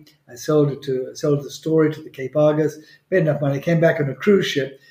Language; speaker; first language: English; non-native, local second language; Swahili